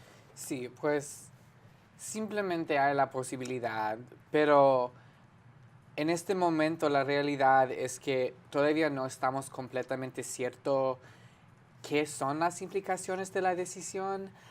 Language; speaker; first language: Spanish; non-native, fluent; English